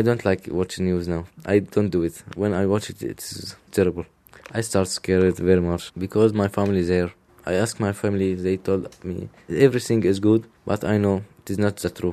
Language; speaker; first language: English; non-native, learner; Arabic